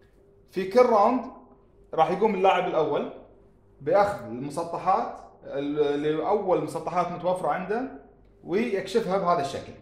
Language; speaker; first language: Arabic; native; Arabic